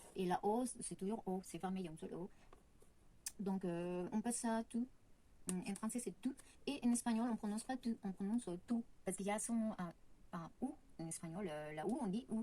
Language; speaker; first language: French; non-native, fluent; Spanish